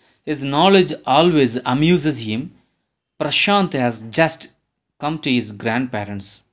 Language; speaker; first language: English; non-native, local second language; Tamil